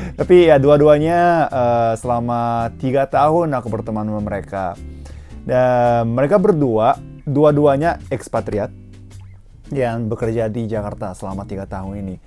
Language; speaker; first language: Indonesian; non-native, fluent; Japanese